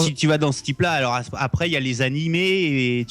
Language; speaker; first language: French; native; French